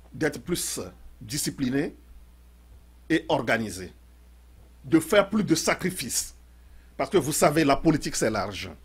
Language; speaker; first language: French; non-native, local second language; Ewe